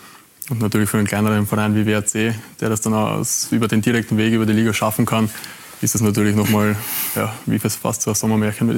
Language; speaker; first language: German; native; German